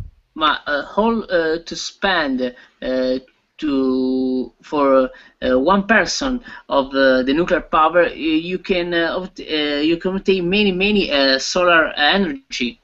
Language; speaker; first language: English; non-native, learner; Italian